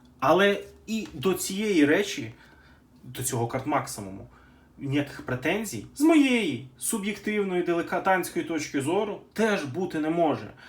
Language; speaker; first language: Ukrainian; native; Ukrainian